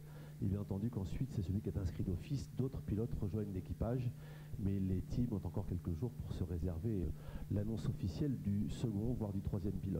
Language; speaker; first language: French; native; French